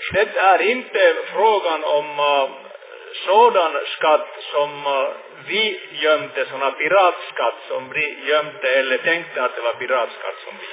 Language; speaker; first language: Swedish; non-native, fluent; Finnish